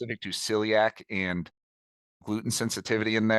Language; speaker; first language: English; native; English